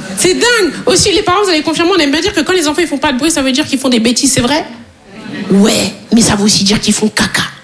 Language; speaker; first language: French; native; French